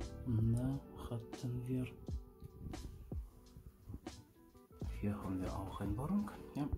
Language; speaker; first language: German; non-native, learner; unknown